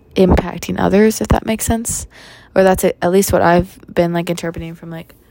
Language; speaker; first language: English; native; English